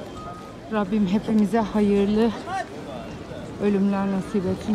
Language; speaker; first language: Turkish; native; Turkish